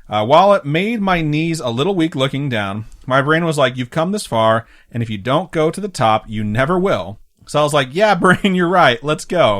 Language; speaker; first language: English; native; English